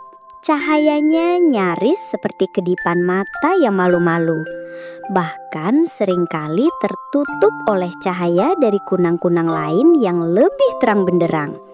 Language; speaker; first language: Indonesian; native; Indonesian